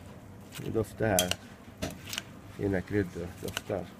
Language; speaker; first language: Swedish; non-native, learner; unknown